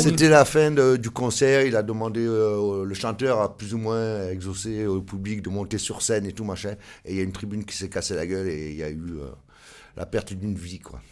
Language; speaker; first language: French; native; French